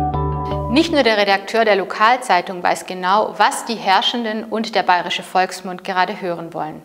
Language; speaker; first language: German; native; German